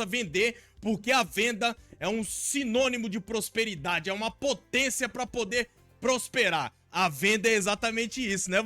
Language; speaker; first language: Portuguese; native; Portuguese